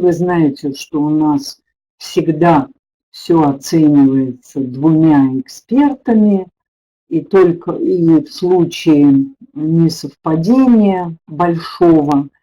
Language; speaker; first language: Russian; native; Russian